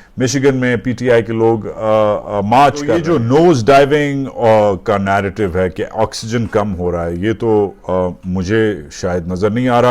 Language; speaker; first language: Urdu; native; Urdu